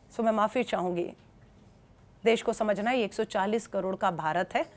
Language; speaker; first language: Hindi; native; Hindi